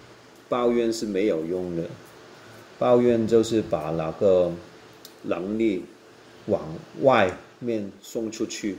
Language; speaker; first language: Chinese; non-native, local second language; Cantonese